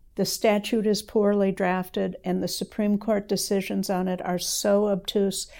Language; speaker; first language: English; native; English